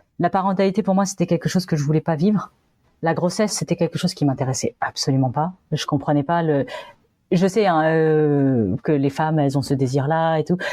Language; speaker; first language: French; native; French